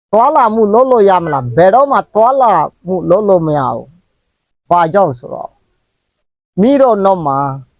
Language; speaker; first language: Burmese; non-native, local second language; Rohingya